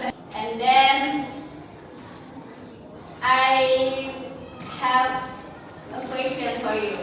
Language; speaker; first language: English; non-native, learner; Indonesian